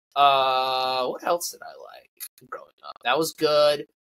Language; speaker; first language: English; native; English